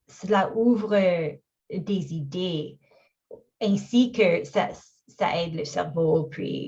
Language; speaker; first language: French; non-native, fluent; English